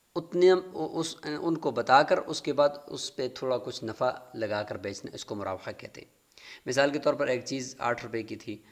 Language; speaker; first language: Urdu; native; Urdu